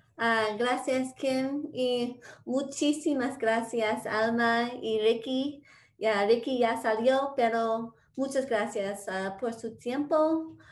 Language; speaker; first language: Spanish; non-native, fluent; English